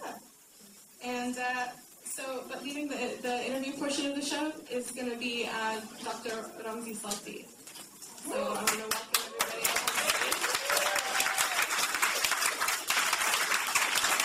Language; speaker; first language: English; native; English